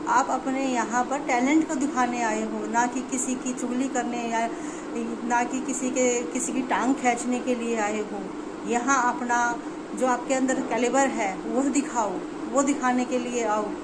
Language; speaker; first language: Hindi; native; Hindi